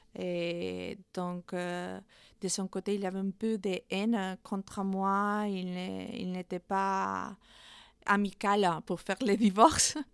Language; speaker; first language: French; non-native, fluent; Spanish